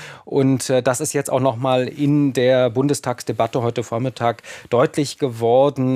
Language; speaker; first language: German; native; German